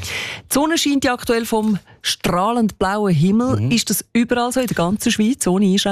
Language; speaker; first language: German; native; German